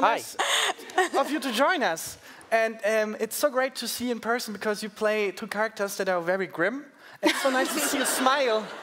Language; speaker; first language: English; non-native, fluent; German